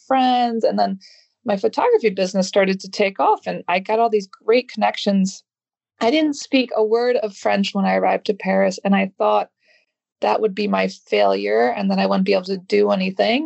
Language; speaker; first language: English; native; English